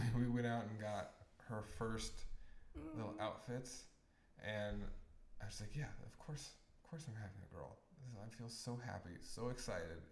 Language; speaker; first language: English; native; English